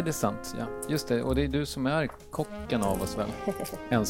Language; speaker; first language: Swedish; native; Swedish